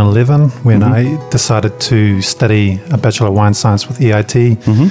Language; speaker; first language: English; native; English